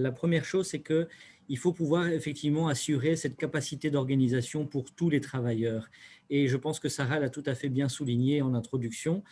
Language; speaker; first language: French; native; French